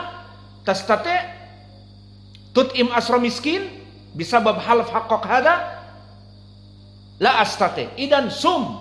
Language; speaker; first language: Arabic; non-native, fluent; Indonesian